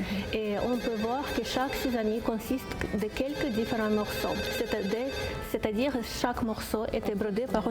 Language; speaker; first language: French; non-native, fluent; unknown